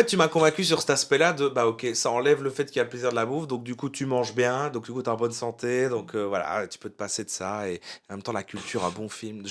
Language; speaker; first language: French; native; French